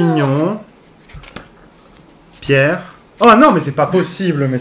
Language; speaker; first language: French; native; French